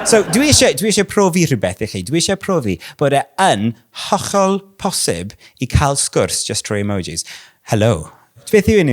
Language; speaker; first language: Welsh; non-native, local second language; English